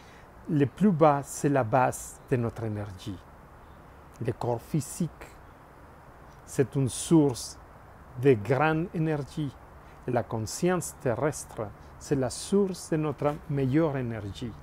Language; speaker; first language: French; non-native, learner; Spanish